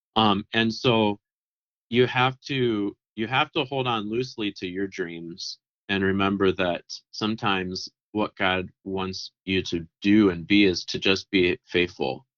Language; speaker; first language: English; native; English